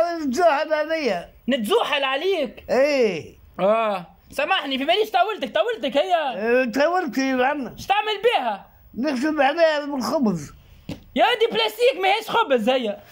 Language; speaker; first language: Arabic; native; Arabic